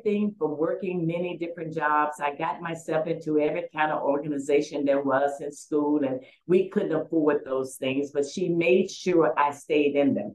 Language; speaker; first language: English; native; English